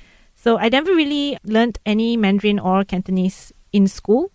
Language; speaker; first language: English; native; English